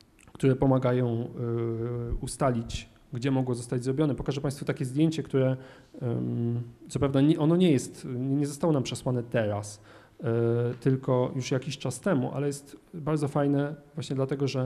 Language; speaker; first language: Polish; native; Polish